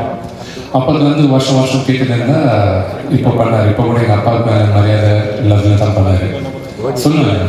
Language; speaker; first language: Tamil; non-native, local second language; Telugu